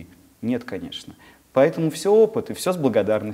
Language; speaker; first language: Russian; native; Russian